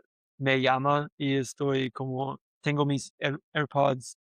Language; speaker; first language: Spanish; non-native, learner; English